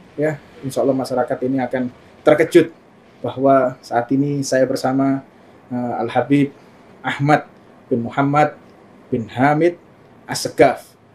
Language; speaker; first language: Indonesian; native; Indonesian